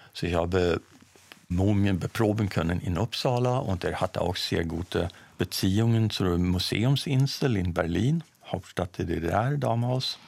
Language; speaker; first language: German; non-native, fluent; Swedish